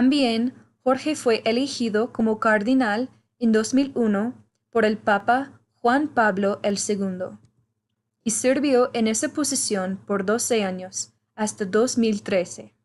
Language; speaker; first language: Spanish; non-native, learner; English